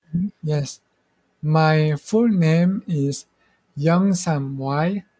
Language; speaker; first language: English; non-native, fluent; Morisyen